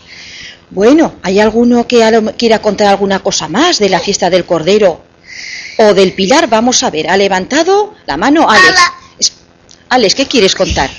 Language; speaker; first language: Spanish; native; Spanish